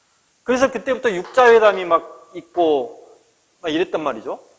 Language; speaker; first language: Korean; native; Korean